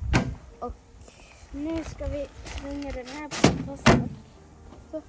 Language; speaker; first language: Swedish; early bilingual, other home language; Sinhala